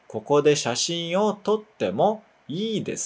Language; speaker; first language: Japanese; non-native, fluent; Portuguese